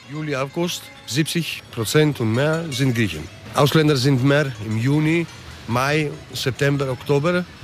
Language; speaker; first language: German; early bilingual, other home language; Greek